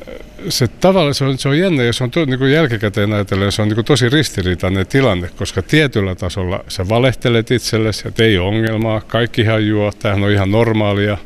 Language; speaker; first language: Finnish; native; Finnish